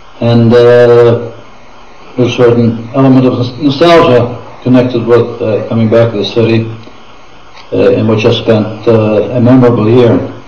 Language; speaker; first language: English; non-native, fluent; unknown